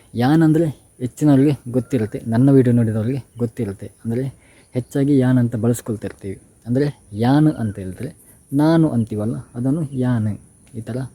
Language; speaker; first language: Kannada; non-native, local second language; Tulu